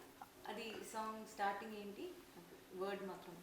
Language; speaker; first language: Telugu; non-native, learner; Tamil